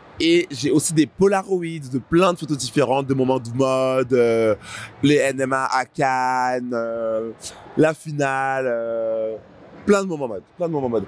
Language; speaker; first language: French; native; French